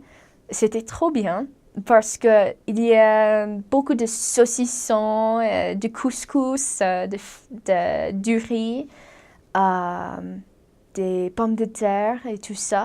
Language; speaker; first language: French; non-native, fluent; English